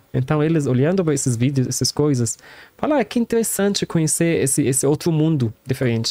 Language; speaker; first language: Portuguese; non-native, learner; Arabic